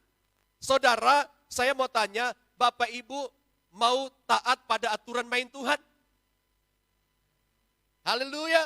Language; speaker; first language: Indonesian; native; Indonesian